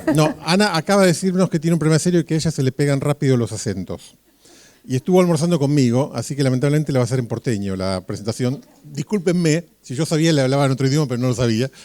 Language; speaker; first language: Spanish; native; Spanish